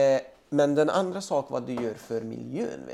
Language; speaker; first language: Swedish; non-native, fluent; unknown